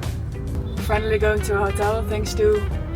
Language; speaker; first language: English; non-native, fluent; Dutch